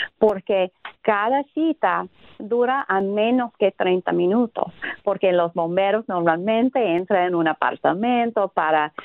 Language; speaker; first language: Spanish; non-native, fluent; English